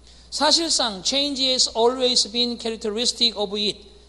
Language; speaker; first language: English; non-native, fluent; Korean